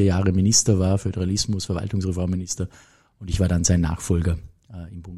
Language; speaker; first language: German; native; German